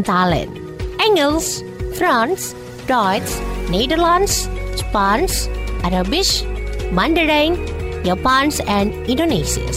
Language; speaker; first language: Dutch; non-native, fluent; Indonesian